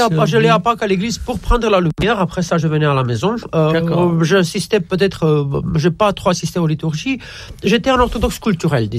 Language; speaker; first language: French; non-native, fluent; Romanian